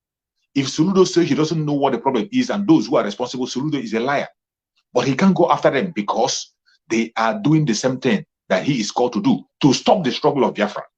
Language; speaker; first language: English; non-native, local second language; Igbo